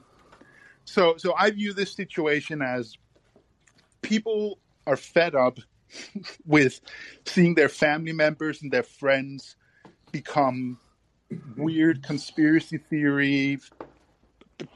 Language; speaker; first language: English; non-native, fluent; Danish